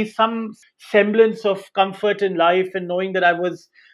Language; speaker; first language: English; non-native, local second language; Hindi